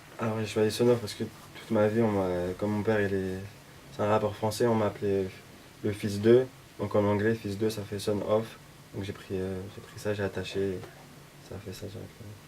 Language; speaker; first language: French; native; French